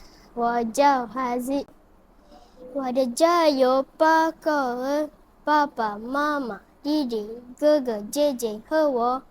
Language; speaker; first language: Chinese; non-native, learner; Malay